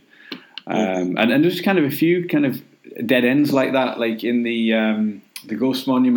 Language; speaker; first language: English; native; English